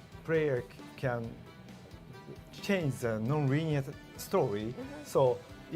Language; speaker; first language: English; non-native, learner; Japanese